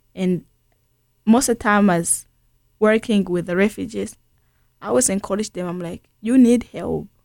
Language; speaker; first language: English; early bilingual, other home language; Rundi